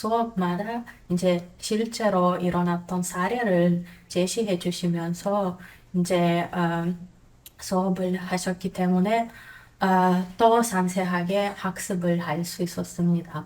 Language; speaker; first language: Korean; non-native, fluent; Croatian